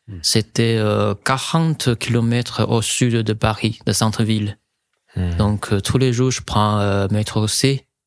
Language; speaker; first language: French; non-native, fluent; Chinese